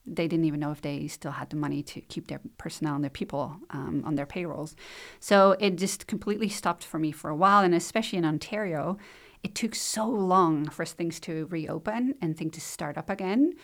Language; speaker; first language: English; non-native, fluent; Dutch